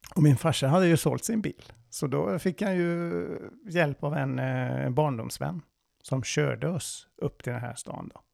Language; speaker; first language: Swedish; non-native, fluent; Persian